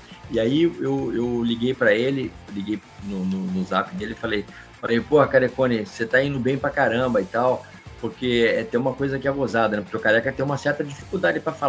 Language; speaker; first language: Portuguese; native; Portuguese